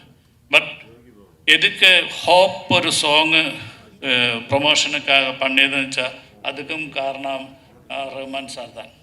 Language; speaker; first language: Tamil; non-native, learner; Malayalam